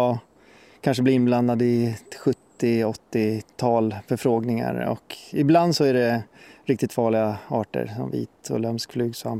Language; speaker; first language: Swedish; native; Swedish